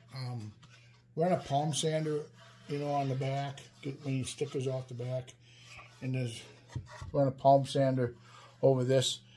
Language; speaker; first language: English; native; English